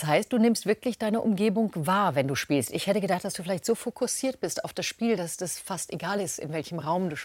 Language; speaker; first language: German; native; German